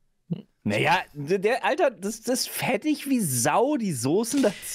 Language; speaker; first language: German; native; German